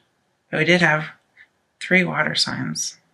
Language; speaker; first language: English; native; English